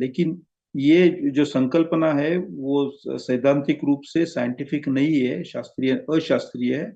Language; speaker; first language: Hindi; non-native, local second language; Marathi